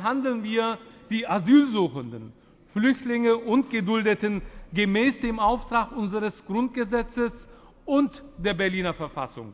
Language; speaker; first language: German; early bilingual, other home language; Turkish